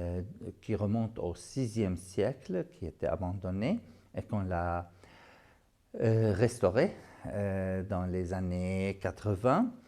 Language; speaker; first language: French; non-native, fluent; Arabic